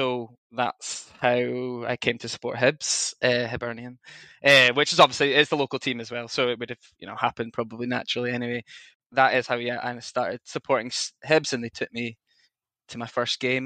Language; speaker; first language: English; native; English